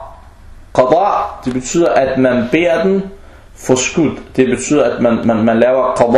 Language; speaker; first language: Danish; non-native, fluent; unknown